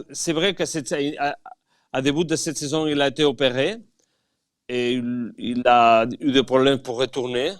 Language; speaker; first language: French; non-native, fluent; Catalan